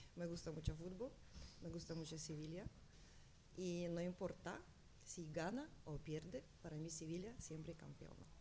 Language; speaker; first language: Spanish; non-native, learner; Ukrainian